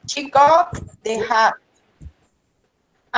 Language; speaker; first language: English; non-native, learner; Spanish